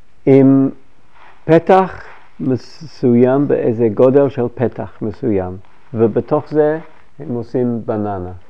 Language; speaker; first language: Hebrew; non-native, fluent; English